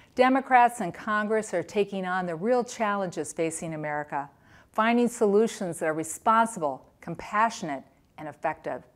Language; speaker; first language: English; native; English